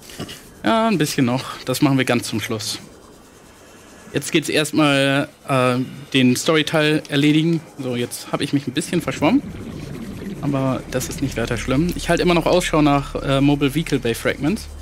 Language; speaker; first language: German; native; German